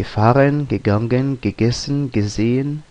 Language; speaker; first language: German; non-native, fluent; French